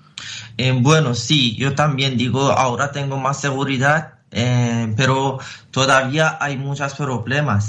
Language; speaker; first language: Spanish; non-native, fluent; Persian